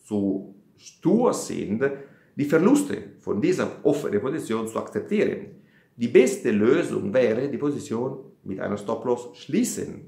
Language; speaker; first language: German; non-native, fluent; Italian